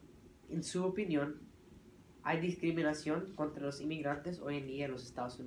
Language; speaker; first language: Spanish; early bilingual, heritage; English